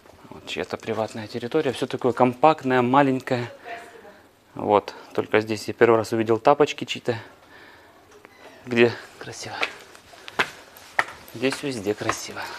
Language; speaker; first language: Russian; native; Russian